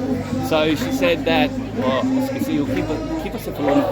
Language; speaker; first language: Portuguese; non-native, fluent; English